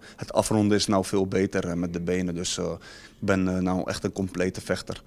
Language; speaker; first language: Dutch; native; Dutch